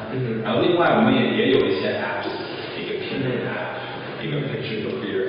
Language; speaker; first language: Chinese; non-native, fluent; English